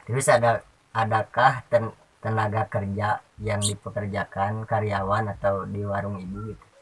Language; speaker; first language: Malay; non-native, local second language; Sundanese